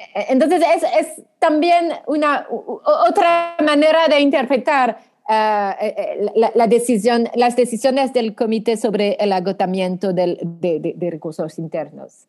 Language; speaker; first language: Spanish; non-native, fluent; French